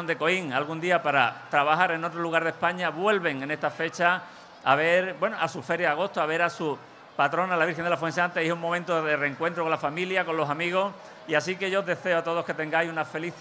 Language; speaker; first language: Spanish; native; Spanish